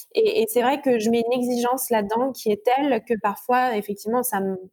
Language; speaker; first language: French; native; French